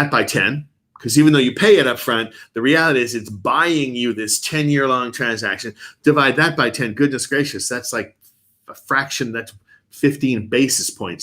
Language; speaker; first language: English; native; English